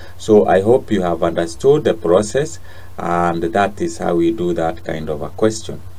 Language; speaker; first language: English; non-native, local second language; Swahili